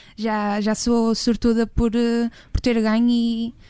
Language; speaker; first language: Portuguese; native; Portuguese